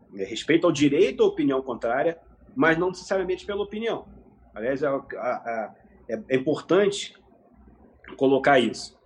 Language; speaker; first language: Portuguese; native; Portuguese